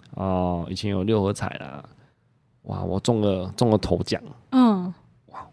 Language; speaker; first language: Chinese; native; Chinese